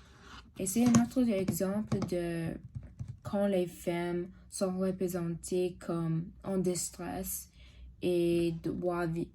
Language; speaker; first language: French; non-native, learner; English